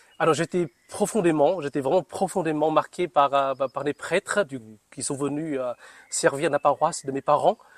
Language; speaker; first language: French; non-native, fluent; Vietnamese